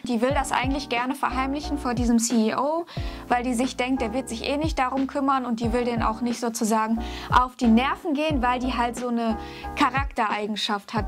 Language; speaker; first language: German; native; German